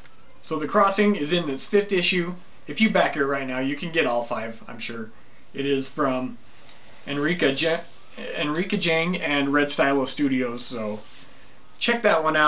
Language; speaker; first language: English; native; English